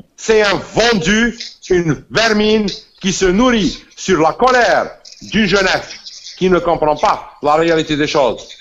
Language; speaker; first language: French; non-native, local second language; Arabic